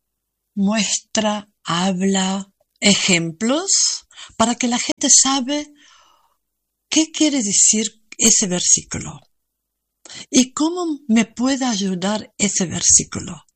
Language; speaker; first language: Spanish; non-native, learner; German